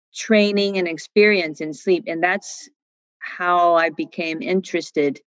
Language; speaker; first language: English; non-native, fluent; Chinese